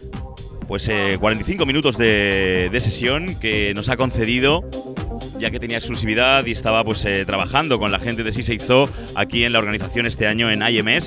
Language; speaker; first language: Spanish; native; Spanish